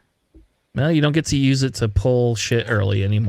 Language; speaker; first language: English; native; English